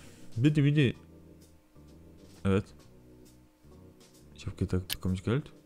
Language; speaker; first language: German; non-native, learner; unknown